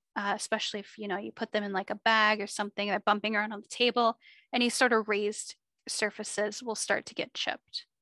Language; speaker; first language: English; native; English